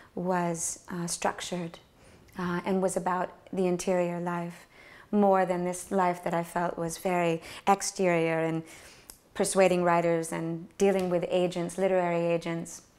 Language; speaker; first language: English; native; English